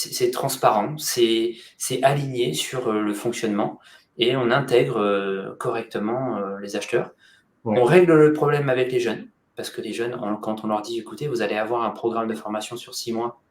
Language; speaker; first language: French; native; French